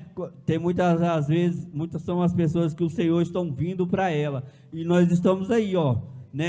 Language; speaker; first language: Portuguese; native; Portuguese